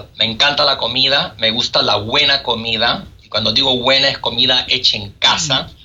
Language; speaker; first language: Spanish; native; Spanish